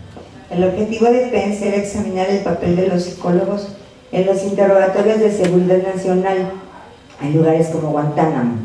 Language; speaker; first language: Spanish; native; Spanish